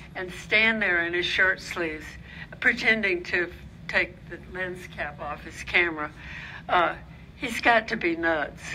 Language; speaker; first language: English; native; English